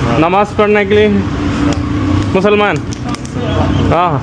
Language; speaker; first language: Hindi; non-native, local second language; Malayalam